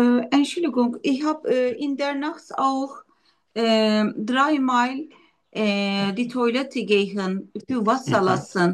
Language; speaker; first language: German; non-native, learner; Turkish